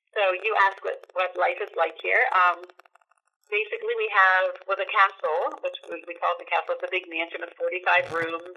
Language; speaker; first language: English; native; English